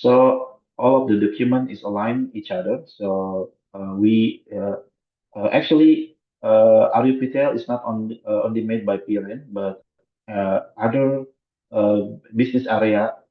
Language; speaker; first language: English; non-native, fluent; Indonesian